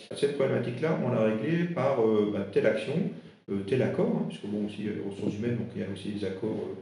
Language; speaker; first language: French; non-native, local second language; Swiss German